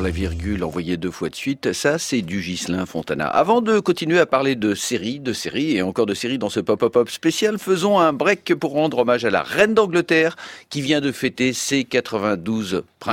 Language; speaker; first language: French; native; French